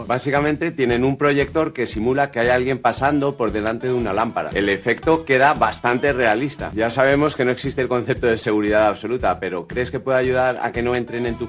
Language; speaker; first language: Spanish; native; Spanish